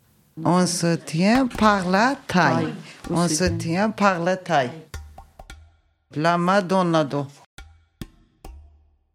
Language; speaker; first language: French; non-native, learner; Kurdish